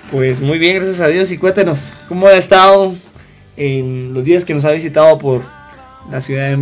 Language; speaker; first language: Spanish; native; Spanish